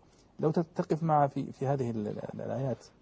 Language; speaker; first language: Arabic; native; Arabic